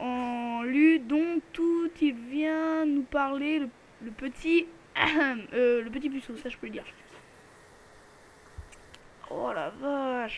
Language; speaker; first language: French; native; French